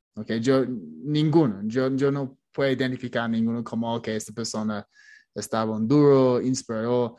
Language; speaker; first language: Spanish; non-native, fluent; English